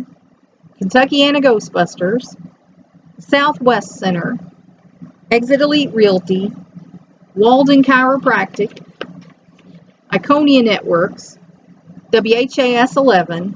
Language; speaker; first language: English; native; English